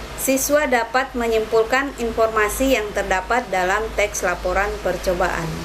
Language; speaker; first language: Indonesian; native; Indonesian